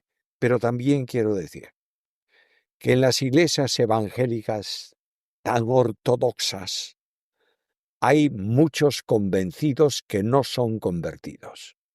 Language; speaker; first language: Spanish; native; Spanish